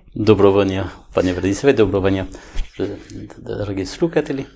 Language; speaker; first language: Ukrainian; non-native, learner; French